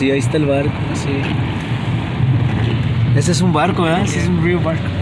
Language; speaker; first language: Spanish; native; Spanish